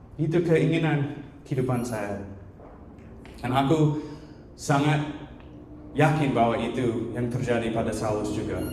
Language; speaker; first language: Indonesian; non-native, fluent; English